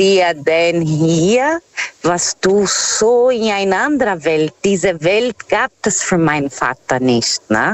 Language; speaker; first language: German; non-native, fluent; Portuguese